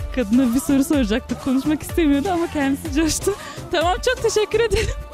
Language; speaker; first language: Turkish; native; Turkish